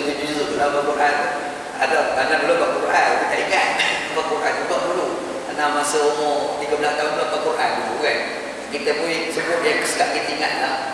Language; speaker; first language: Malay; native; Malay